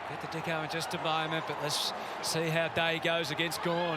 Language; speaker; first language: English; native; English